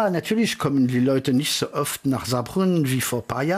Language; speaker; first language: German; early bilingual, heritage; French